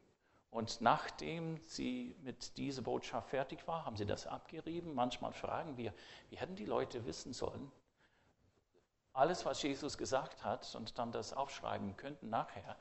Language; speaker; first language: German; non-native, fluent; English